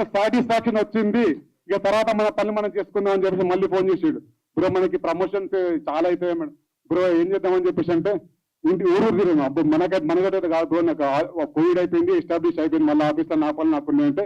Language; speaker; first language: Telugu; native; Telugu